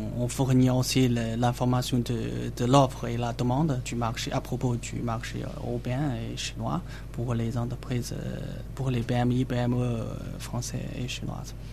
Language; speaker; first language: French; non-native, fluent; Chinese